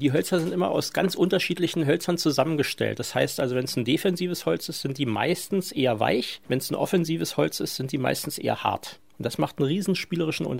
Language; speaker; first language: German; native; German